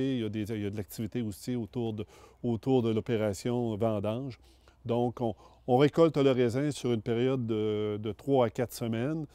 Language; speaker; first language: French; native; French